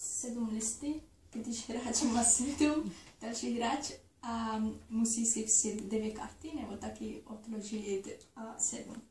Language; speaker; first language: Czech; non-native, learner; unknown